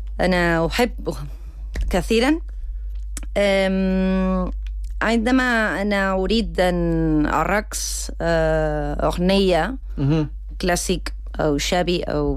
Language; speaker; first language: Arabic; non-native, learner; Spanish